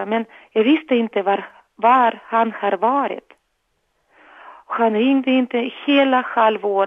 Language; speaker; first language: Swedish; non-native, learner; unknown